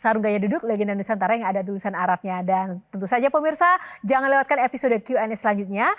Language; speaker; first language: Indonesian; native; Indonesian